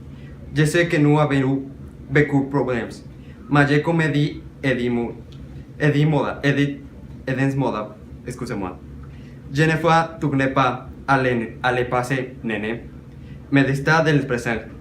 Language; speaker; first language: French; non-native, learner; Spanish